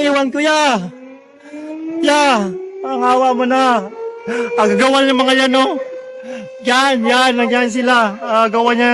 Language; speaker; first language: Filipino; non-native, local second language; Cebuano